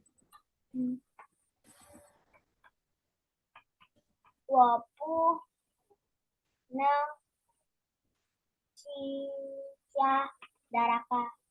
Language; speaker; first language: Chinese; non-native, learner; Indonesian